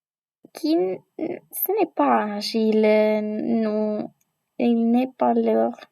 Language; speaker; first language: French; non-native, learner; Spanish